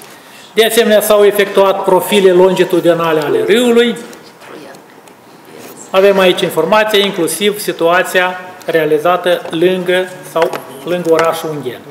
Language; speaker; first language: Romanian; native; Romanian